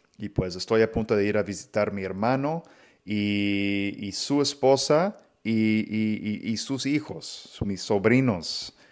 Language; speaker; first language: Spanish; non-native, fluent; English